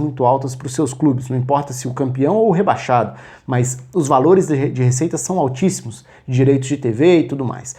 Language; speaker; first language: Portuguese; native; Portuguese